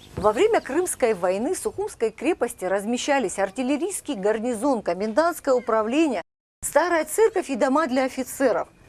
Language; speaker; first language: Russian; native; Russian